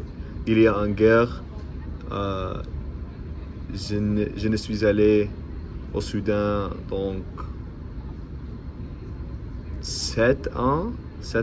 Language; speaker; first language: French; non-native, learner; English